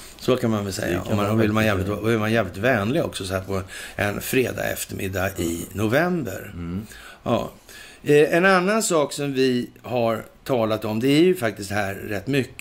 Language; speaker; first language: Swedish; native; Swedish